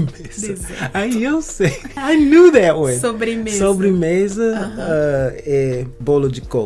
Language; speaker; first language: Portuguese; non-native, learner; English